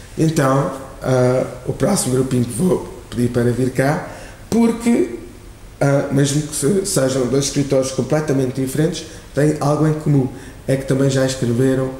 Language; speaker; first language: Portuguese; native; Portuguese